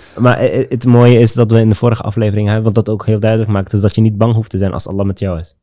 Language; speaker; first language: Dutch; early bilingual, other home language; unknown